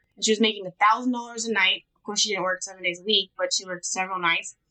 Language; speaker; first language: English; native; English